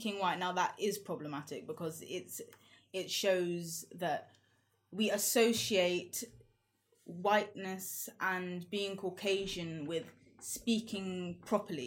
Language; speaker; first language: English; native; English